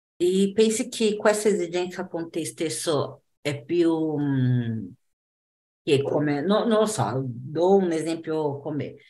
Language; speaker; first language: Italian; non-native, fluent; Portuguese